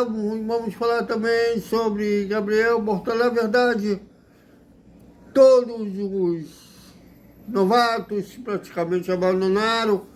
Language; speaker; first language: Portuguese; native; Portuguese